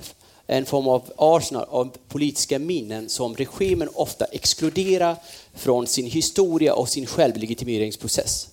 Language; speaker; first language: Swedish; non-native, fluent; Kurdish